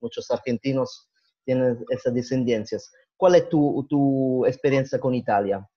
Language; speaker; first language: Spanish; non-native, fluent; Italian